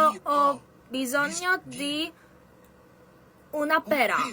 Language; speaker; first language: Italian; non-native, learner; Korean